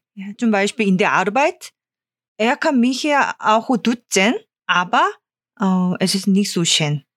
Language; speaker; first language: German; non-native, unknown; Korean